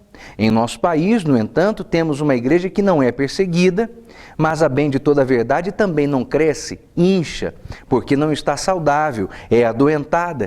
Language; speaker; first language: Portuguese; native; Portuguese